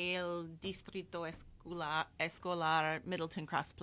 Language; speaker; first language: Spanish; non-native, fluent; English